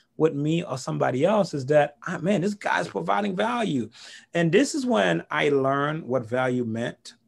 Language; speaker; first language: English; early bilingual, other home language; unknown